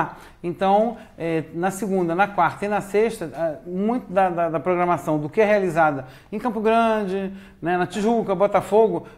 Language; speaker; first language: Portuguese; native; Portuguese